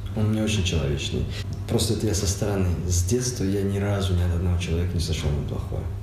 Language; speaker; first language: Russian; non-native, local second language; Uzbek